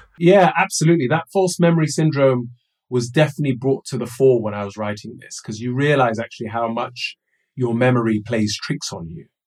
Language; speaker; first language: English; early bilingual, other home language; Somali